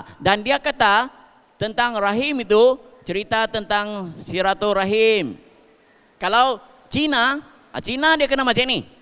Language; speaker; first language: Malay; non-native, local second language; Min Nan Chinese